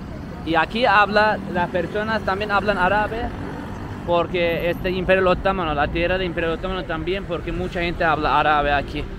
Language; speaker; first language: Spanish; non-native, fluent; Turkish